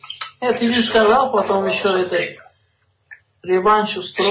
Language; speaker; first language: Russian; non-native, local second language; Uzbek